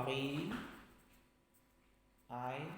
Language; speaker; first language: English; non-native, fluent; Indonesian